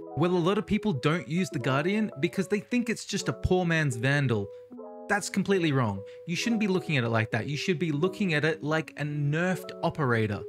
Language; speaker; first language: English; native; English